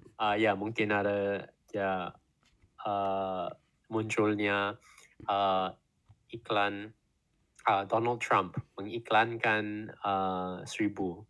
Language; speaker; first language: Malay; non-native, learner; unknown